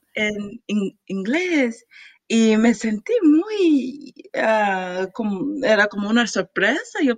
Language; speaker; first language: Spanish; non-native, learner; English